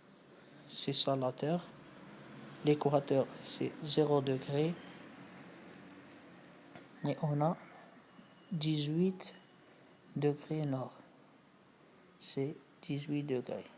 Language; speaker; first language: French; non-native, fluent; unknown